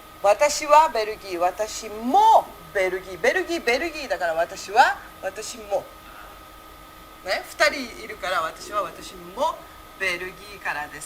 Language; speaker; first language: Japanese; early bilingual, heritage; Japanese